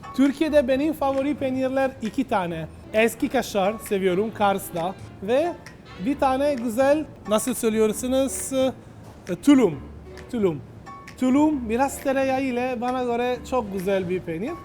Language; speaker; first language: Turkish; non-native, learner; Italian